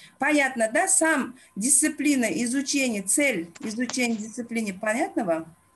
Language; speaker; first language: Russian; non-native, local second language; Uzbek